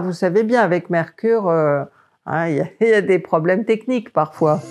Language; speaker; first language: French; native; French